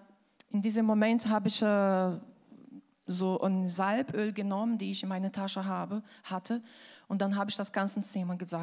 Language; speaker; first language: German; non-native, fluent; Portuguese